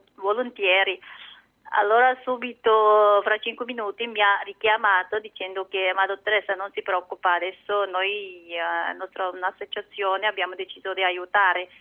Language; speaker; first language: Italian; non-native, learner; Chinese